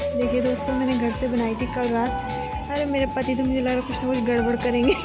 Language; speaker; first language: Hindi; non-native, local second language; Garhwali